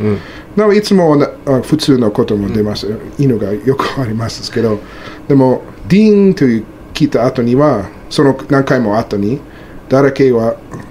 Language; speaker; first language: Japanese; non-native, learner; English